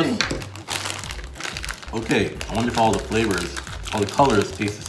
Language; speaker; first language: English; native; English